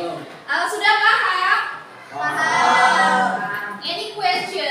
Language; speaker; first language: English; non-native, learner; Indonesian